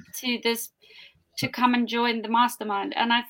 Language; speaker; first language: English; native; English